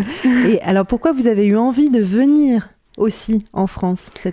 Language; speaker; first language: French; native; French